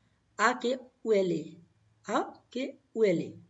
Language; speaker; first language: Spanish; non-native, learner; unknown